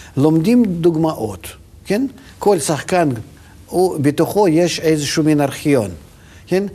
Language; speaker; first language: Hebrew; non-native, fluent; Russian